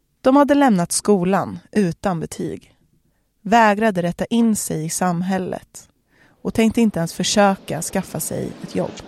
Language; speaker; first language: Swedish; native; Swedish